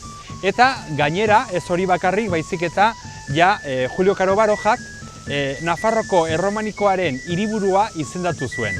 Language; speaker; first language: Basque; native; Basque